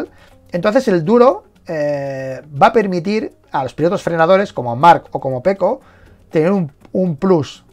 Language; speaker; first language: Spanish; native; Spanish